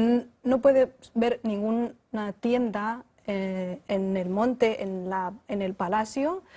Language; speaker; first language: Spanish; non-native, fluent; Chinese